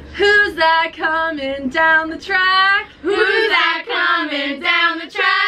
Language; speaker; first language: English; native; English